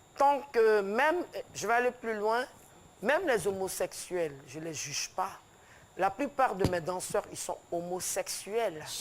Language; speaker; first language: French; early bilingual, heritage; French